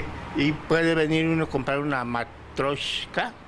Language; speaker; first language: Spanish; native; Spanish